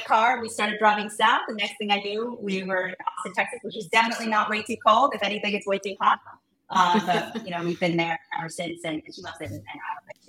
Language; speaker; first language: English; early bilingual, other home language; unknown